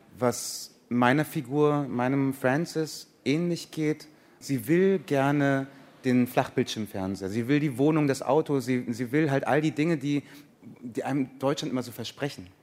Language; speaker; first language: German; early bilingual, other home language; Persian